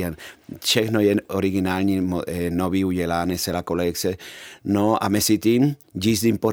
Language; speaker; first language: Czech; non-native, fluent; Spanish